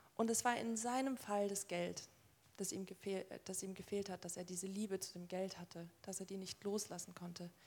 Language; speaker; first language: German; native; German